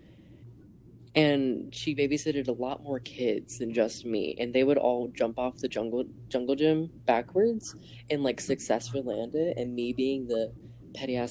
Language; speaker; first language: English; native; English